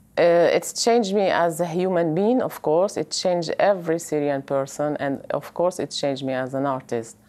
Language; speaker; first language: English; non-native, fluent; Arabic